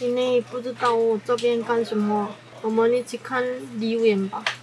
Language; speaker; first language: Chinese; non-native, learner; Korean